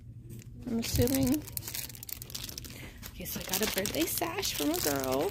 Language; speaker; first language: English; native; English